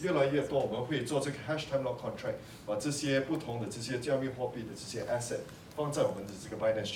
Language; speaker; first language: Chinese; non-native, local second language; English